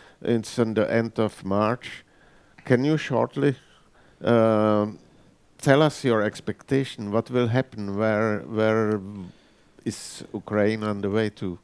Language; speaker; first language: English; non-native, fluent; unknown